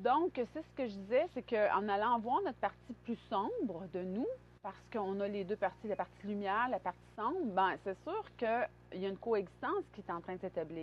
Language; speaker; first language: French; native; French